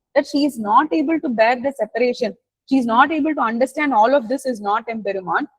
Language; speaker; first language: English; non-native, local second language; Tamil